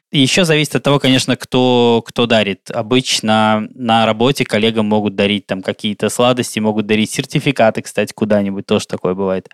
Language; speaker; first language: Russian; native; Russian